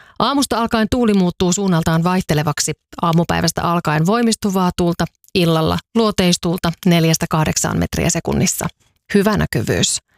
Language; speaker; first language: Finnish; native; Finnish